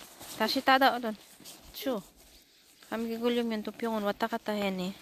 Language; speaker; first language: Korean; non-native, learner; Filipino